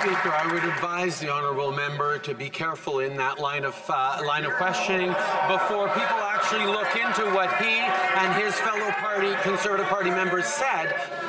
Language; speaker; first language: English; early bilingual, other home language; French